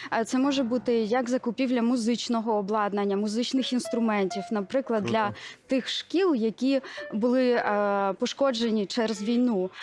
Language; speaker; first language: Ukrainian; native; Ukrainian